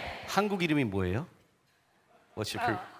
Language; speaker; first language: Korean; native; Korean